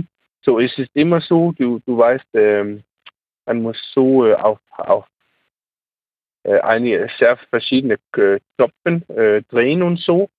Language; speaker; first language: German; non-native, learner; Danish